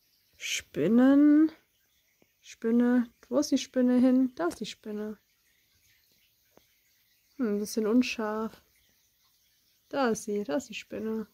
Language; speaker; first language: German; native; German